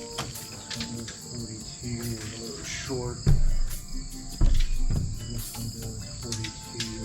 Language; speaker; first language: English; native; English